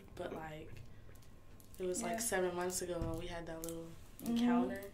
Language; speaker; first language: English; early bilingual, other home language; Haitian Creole